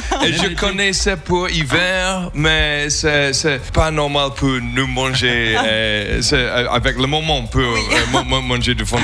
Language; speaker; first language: French; non-native, learner; English